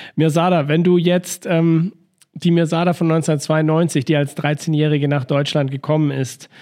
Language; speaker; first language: German; native; German